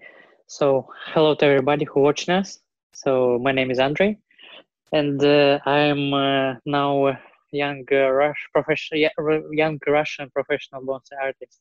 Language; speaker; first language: English; non-native, learner; Russian